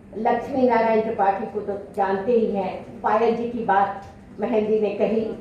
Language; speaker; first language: Hindi; native; Hindi